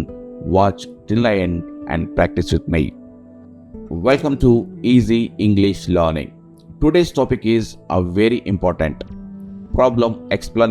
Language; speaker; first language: English; non-native, local second language; Telugu